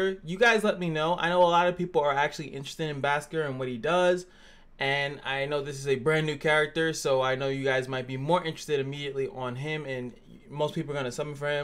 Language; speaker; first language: English; native; English